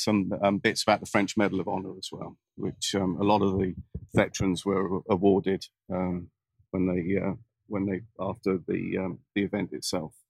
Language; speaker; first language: English; native; English